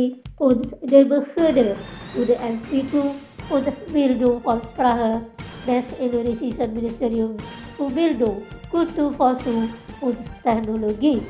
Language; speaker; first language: German; non-native, fluent; Indonesian